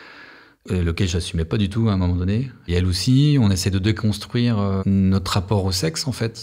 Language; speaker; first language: French; native; French